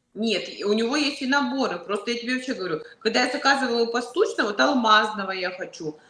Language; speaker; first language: Russian; native; Russian